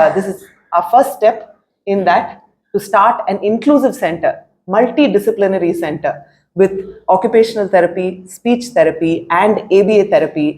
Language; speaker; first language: English; non-native, local second language; Tamil